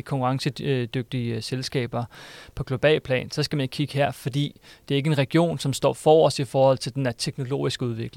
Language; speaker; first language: Danish; native; Danish